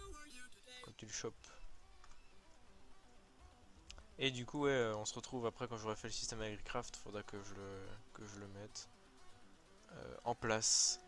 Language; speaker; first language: French; native; French